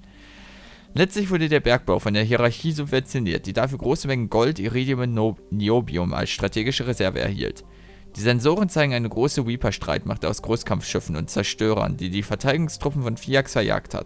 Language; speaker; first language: German; native; German